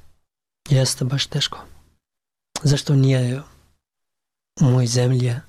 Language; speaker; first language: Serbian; non-native, learner; Pashto